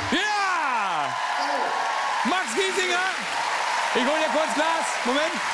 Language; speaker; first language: German; native; German